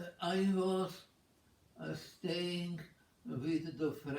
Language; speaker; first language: English; non-native, fluent; Czech